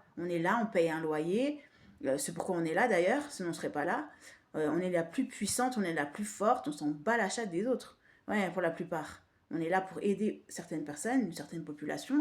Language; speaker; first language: French; native; French